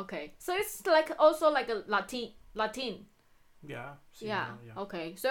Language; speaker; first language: English; non-native, fluent; Chinese